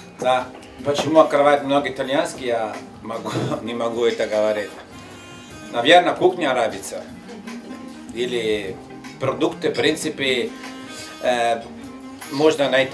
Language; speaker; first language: Russian; non-native, learner; Italian